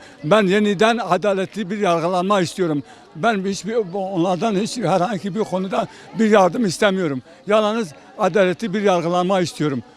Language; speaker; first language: Turkish; non-native, local second language; Kurdish